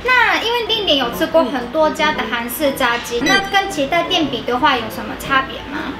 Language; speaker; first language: Chinese; non-native, fluent; Japanese